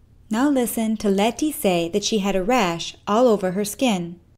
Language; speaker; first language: English; native; English